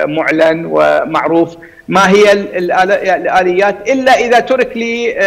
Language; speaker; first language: Arabic; native; Arabic